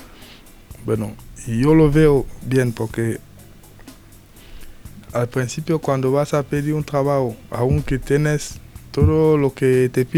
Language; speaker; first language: Spanish; non-native, learner; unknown